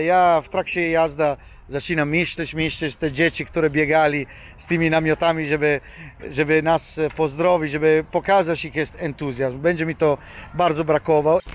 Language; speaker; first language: Polish; non-native, learner; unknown